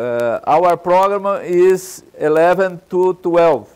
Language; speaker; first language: English; non-native, learner; Portuguese